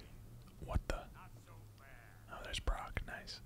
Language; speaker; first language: English; native; English